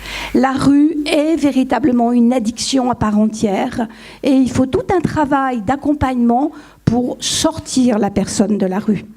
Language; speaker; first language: French; native; French